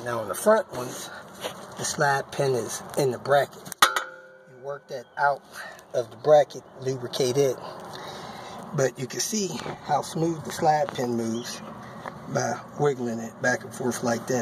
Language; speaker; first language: English; native; English